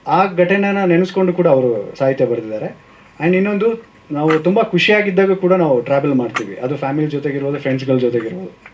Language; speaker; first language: Kannada; native; Kannada